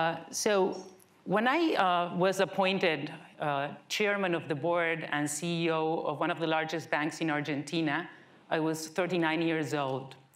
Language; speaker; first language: English; non-native, fluent; Spanish